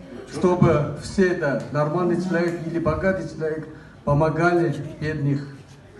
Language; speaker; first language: Russian; non-native, learner; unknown